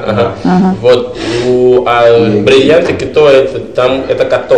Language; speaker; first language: Russian; non-native, learner; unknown